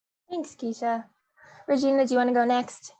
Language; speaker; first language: English; native; English